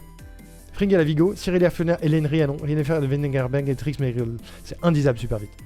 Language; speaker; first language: French; native; French